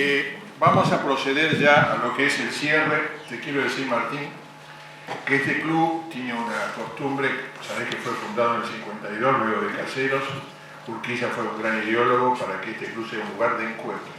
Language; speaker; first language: Spanish; native; Spanish